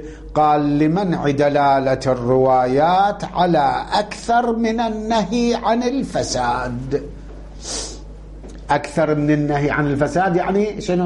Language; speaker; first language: Arabic; native; Arabic